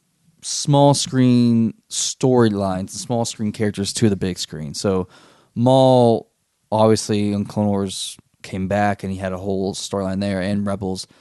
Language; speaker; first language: English; native; English